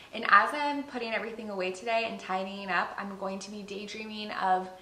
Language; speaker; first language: English; native; English